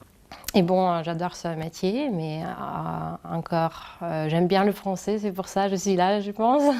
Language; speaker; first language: French; non-native, fluent; Lithuanian